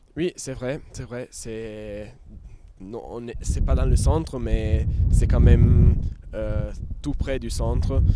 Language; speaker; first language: French; non-native, fluent; Italian